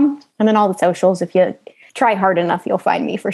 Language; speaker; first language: English; native; English